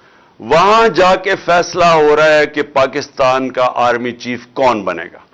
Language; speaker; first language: Urdu; native; Urdu